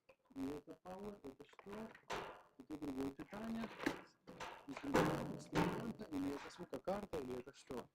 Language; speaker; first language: Russian; non-native, learner; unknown